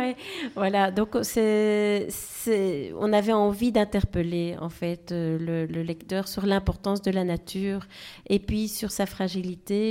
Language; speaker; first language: French; native; French